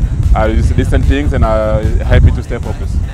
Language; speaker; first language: English; non-native, fluent; French